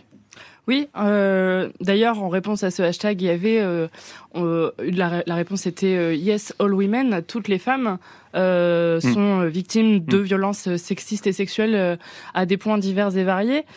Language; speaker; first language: French; native; French